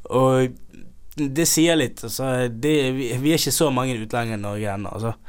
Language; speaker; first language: Norwegian; early bilingual, other home language; Somali